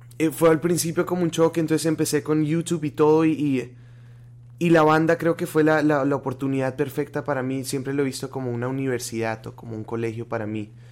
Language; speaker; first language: Spanish; native; Spanish